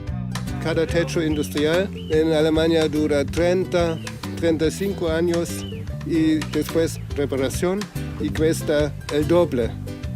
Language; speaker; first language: Spanish; non-native, fluent; German